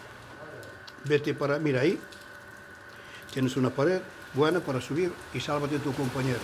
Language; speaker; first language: Spanish; native; Spanish